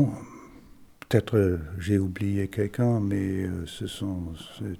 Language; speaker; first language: French; non-native, fluent; German